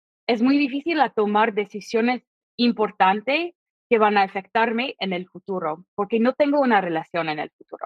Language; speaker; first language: Spanish; non-native, fluent; English